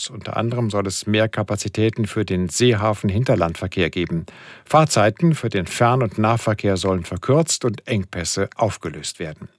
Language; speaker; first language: German; native; German